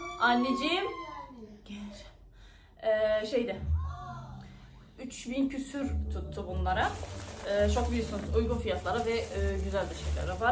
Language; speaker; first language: Turkish; non-native, fluent; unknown